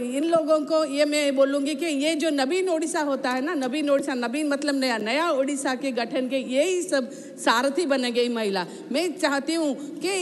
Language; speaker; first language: Hindi; non-native, local second language; Odia